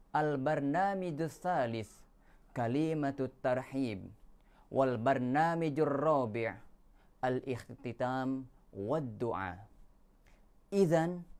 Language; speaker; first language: Arabic; non-native, learner; Indonesian